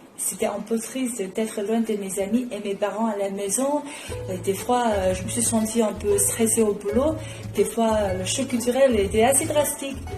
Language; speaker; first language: French; non-native, fluent; Chinese